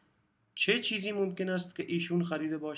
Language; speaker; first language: Persian; non-native, fluent; Urdu